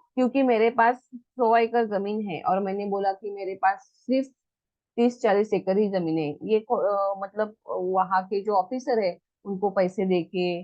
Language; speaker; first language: Hindi; non-native, local second language; Marathi